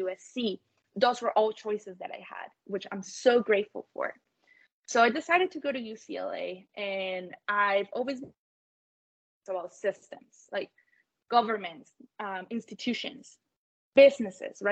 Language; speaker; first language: English; non-native, fluent; Spanish